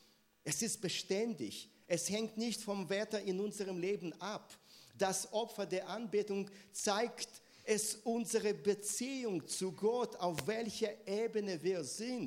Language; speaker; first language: German; non-native, fluent; Russian